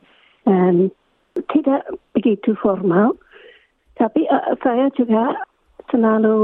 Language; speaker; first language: Indonesian; non-native, fluent; English